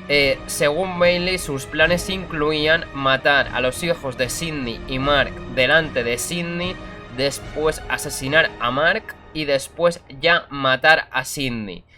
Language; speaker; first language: Spanish; native; Spanish